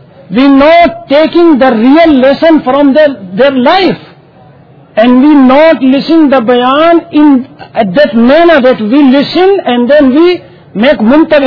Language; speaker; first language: English; non-native, local second language; Urdu